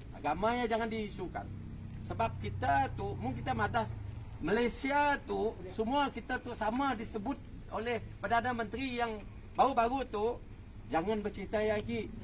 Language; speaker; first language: Malay; native; Malay